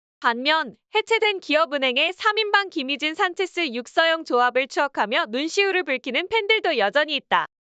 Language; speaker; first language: Korean; native; Korean